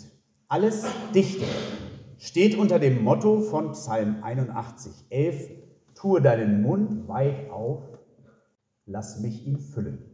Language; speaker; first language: German; native; German